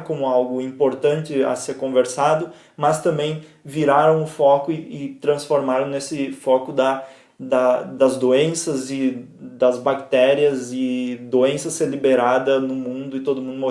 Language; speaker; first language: Portuguese; native; Portuguese